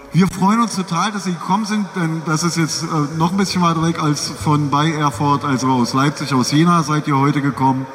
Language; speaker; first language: German; native; German